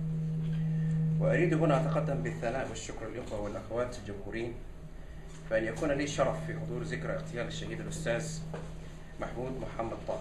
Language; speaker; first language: Arabic; non-native, local second language; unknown